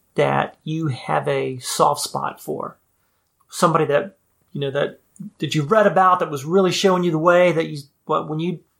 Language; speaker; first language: English; native; English